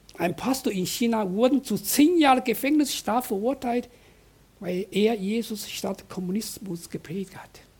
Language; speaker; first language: German; non-native, fluent; Chinese